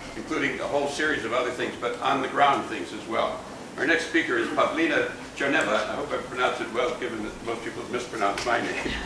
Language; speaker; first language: English; native; English